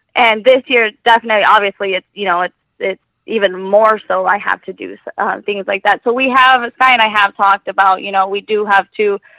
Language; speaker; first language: English; early bilingual, other home language; Spanish